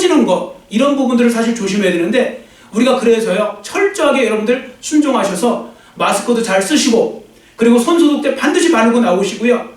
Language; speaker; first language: Korean; native; Korean